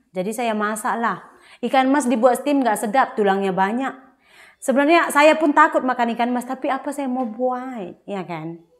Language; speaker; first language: Malay; native; Malay